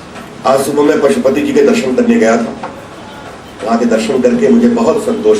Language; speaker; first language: Hindi; native; Hindi